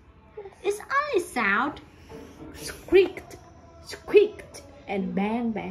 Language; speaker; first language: English; non-native, learner; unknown